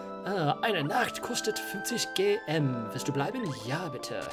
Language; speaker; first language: German; non-native, learner; English